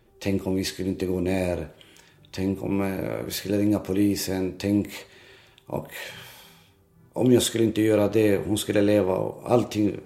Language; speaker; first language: Swedish; non-native, local second language; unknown